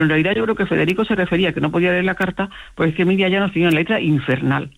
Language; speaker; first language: Spanish; native; Spanish